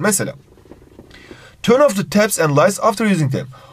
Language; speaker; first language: English; non-native, fluent; Turkish